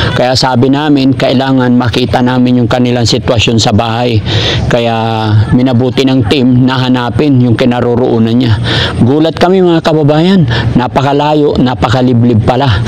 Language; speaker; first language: Filipino; native; Filipino